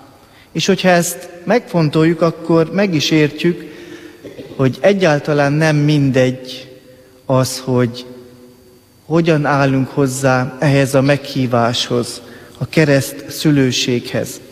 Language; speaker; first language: Hungarian; native; Hungarian